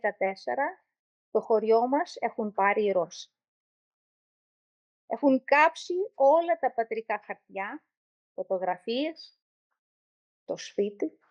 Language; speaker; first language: Greek; non-native, learner; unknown